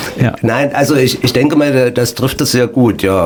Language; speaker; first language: German; native; German